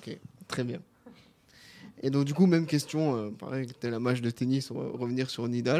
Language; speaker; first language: French; native; French